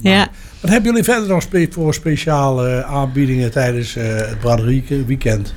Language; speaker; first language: Dutch; native; Dutch